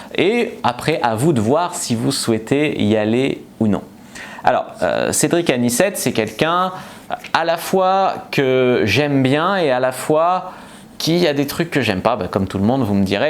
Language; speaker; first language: French; native; French